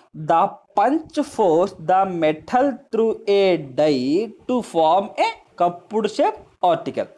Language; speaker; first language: English; non-native, local second language; Telugu